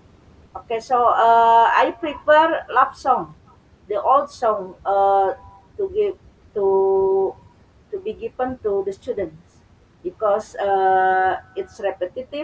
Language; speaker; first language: English; non-native, learner; Indonesian